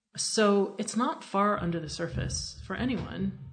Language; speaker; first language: English; native; English